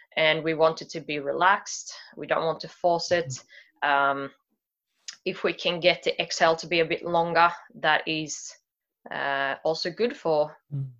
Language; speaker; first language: English; non-native, fluent; Swedish